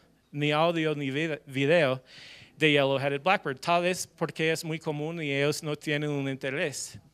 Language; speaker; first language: Spanish; non-native, fluent; English